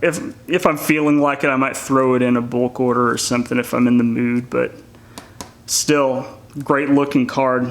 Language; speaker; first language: English; native; English